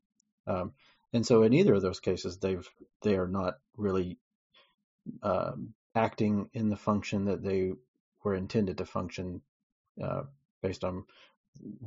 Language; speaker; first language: English; native; English